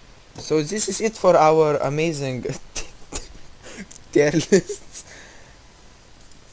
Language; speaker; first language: English; non-native, learner; Russian